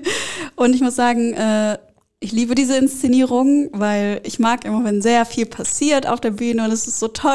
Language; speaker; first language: German; native; German